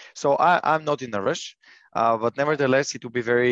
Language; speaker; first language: English; non-native, fluent; Bulgarian